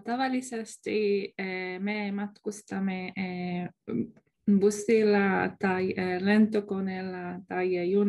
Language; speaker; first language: Finnish; non-native, learner; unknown